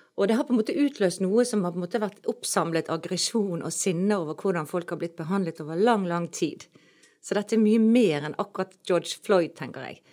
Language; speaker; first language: Norwegian; native; Norwegian